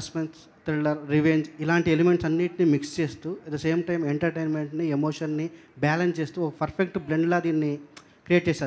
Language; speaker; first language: Telugu; native; Telugu